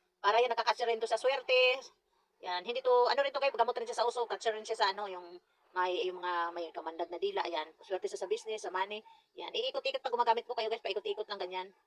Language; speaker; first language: Filipino; non-native, local second language; Cebuano